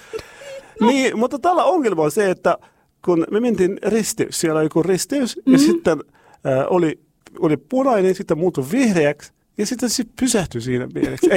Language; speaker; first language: Finnish; non-native, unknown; Arabic